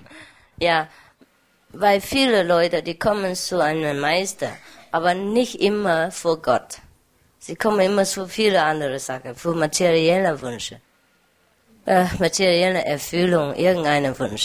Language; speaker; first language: German; non-native, fluent; Vietnamese